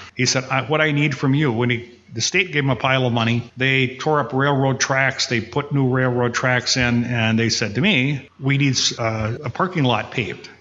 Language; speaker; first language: English; native; English